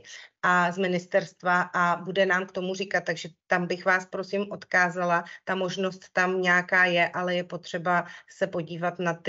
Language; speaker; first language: Czech; native; Czech